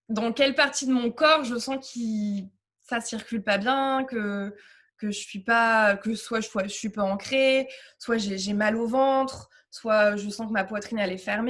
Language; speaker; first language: French; native; French